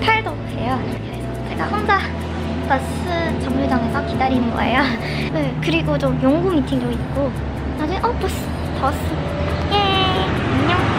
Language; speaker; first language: Korean; non-native, learner; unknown